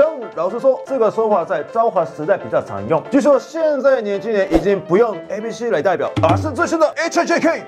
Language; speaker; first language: Chinese; non-native, fluent; Japanese